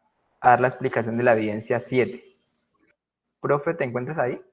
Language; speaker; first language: Spanish; native; Spanish